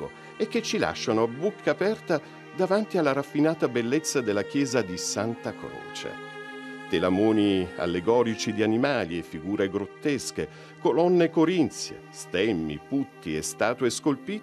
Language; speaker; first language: Italian; native; Italian